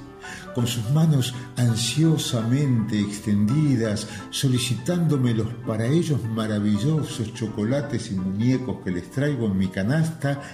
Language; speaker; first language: Spanish; native; Spanish